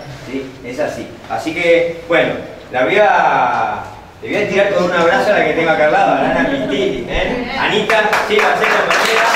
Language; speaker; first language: Spanish; native; Spanish